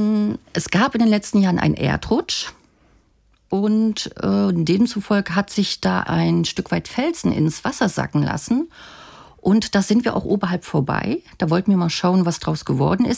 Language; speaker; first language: German; native; German